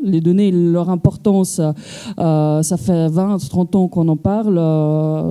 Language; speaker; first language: French; native; French